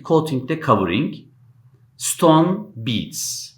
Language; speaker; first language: English; non-native, fluent; Turkish